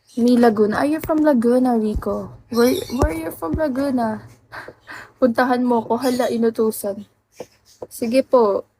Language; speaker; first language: Filipino; native; Filipino